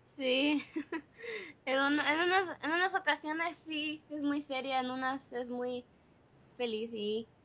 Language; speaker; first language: Spanish; early bilingual, heritage; Spanish